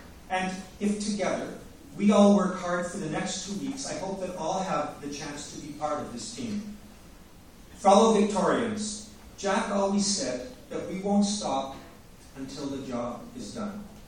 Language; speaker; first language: English; native; English